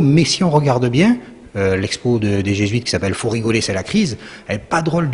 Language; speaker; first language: French; native; French